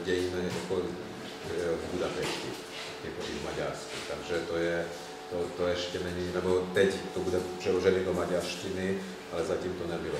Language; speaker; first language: Czech; non-native, fluent; Hungarian